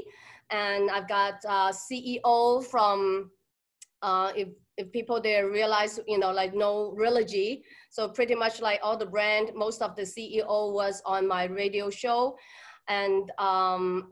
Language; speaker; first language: English; non-native, local second language; Cantonese